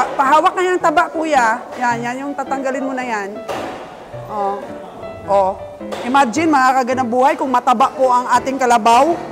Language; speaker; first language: Filipino; non-native, local second language; Cebuano